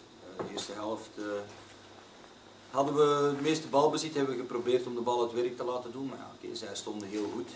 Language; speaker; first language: Dutch; native; Dutch